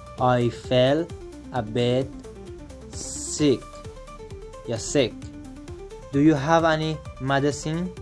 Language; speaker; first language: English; non-native, fluent; Persian